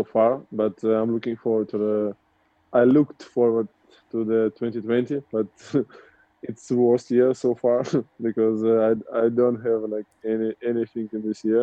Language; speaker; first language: English; non-native, learner; Russian